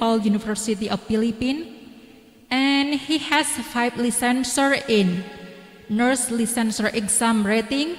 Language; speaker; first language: English; non-native, learner; Indonesian